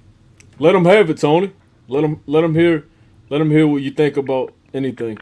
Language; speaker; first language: English; native; English